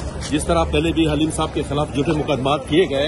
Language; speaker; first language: Urdu; native; Urdu